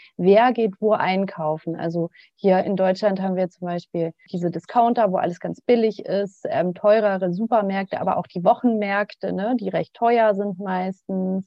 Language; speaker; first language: German; native; German